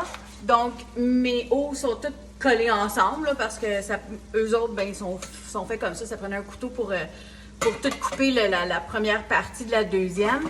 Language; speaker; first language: French; native; French